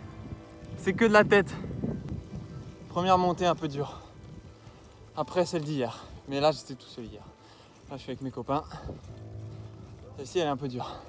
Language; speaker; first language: French; native; French